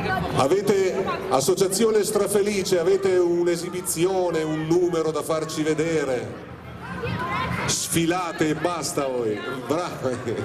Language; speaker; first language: Italian; native; Italian